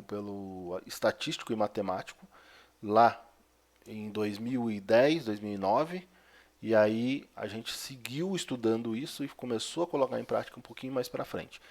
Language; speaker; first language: Portuguese; native; Portuguese